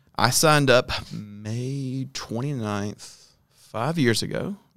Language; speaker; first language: English; native; English